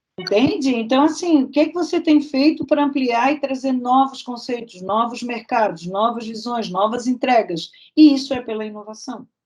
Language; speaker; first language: Portuguese; native; Portuguese